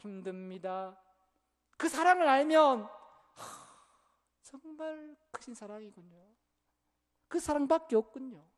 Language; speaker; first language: Korean; native; Korean